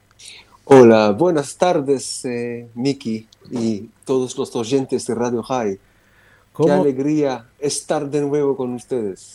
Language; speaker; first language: Spanish; non-native, fluent; Romanian